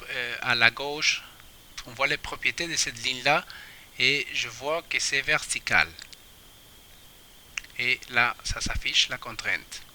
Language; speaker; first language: French; non-native, fluent; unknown